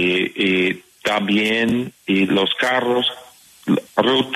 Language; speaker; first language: Spanish; non-native, fluent; English